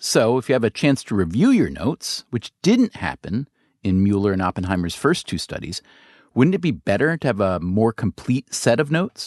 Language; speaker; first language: English; native; English